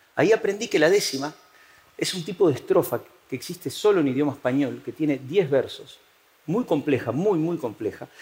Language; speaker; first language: Spanish; native; Spanish